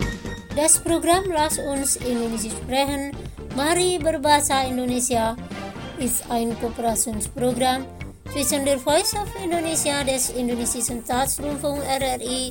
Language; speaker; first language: German; non-native, fluent; Indonesian